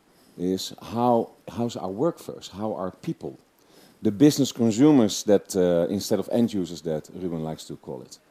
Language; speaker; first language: English; non-native, fluent; Dutch